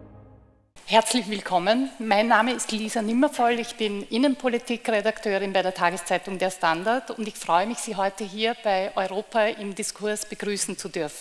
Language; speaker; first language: German; native; German